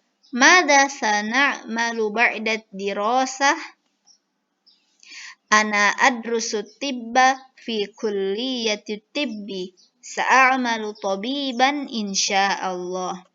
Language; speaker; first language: Arabic; non-native, fluent; Indonesian